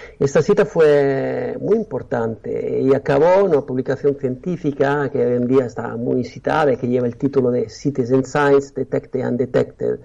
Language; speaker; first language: Spanish; non-native, fluent; Italian